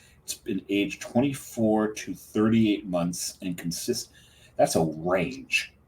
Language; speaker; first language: English; native; English